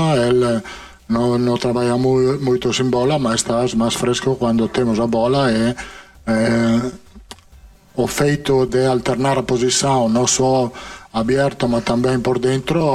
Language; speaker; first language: Portuguese; non-native, fluent; Italian